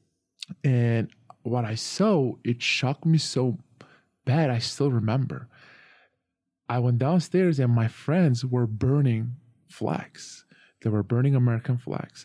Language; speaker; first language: English; non-native, fluent; Turkish